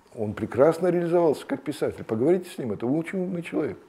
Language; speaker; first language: Russian; native; Russian